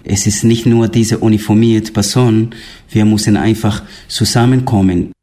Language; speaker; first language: German; non-native, fluent; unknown